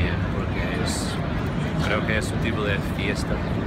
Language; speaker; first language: Spanish; non-native, fluent; English